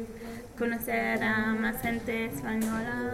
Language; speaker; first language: Spanish; non-native, learner; English